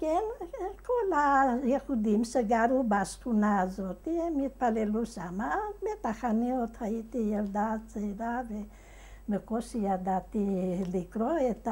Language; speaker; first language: Hebrew; non-native, fluent; Hungarian